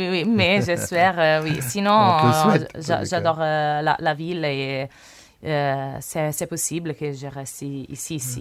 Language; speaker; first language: French; non-native, learner; Italian